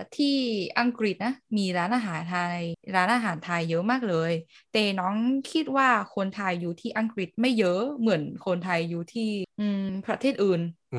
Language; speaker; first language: Thai; non-native, learner; Vietnamese